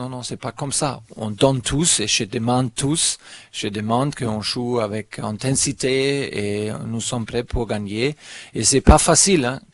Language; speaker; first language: French; non-native, fluent; German